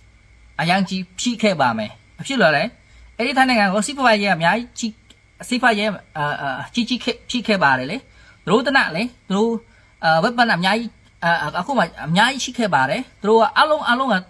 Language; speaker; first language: Burmese; non-native, learner; Khmer